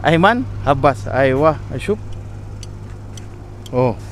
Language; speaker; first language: Arabic; non-native, learner; Filipino